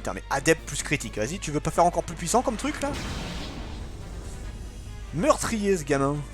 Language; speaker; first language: French; native; French